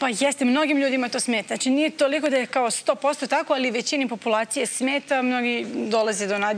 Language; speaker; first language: Serbian; native; Serbian